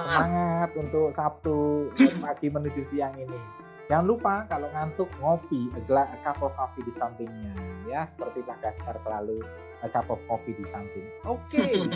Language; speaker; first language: Indonesian; native; Indonesian